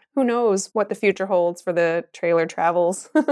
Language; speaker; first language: English; native; English